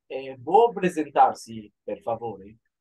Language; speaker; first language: Italian; non-native, fluent; Arabic